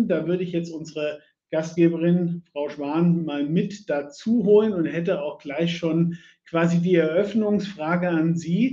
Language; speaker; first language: German; native; German